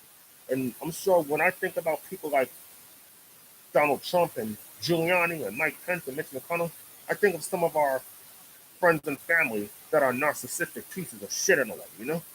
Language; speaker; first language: English; native; English